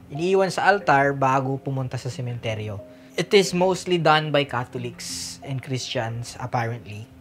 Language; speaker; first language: Filipino; non-native, local second language; Pangasinan